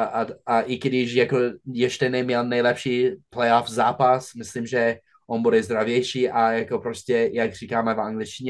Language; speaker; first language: Czech; non-native, fluent; English